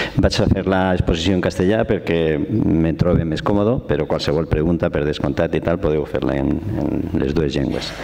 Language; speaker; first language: Catalan; non-native, local second language; Spanish